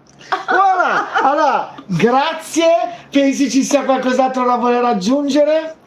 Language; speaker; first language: Italian; native; Italian